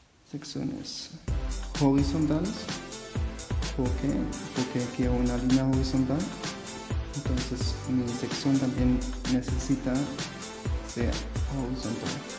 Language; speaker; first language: Spanish; non-native, learner; German